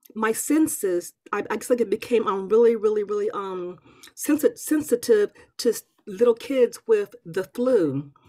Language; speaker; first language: English; native; English